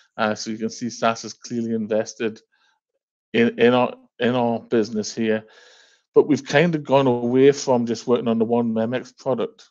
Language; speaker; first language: English; native; English